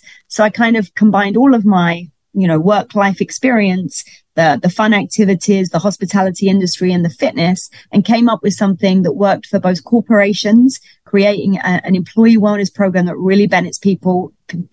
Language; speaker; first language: English; native; English